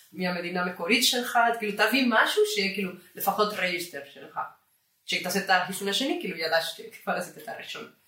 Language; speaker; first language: Hebrew; non-native, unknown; Spanish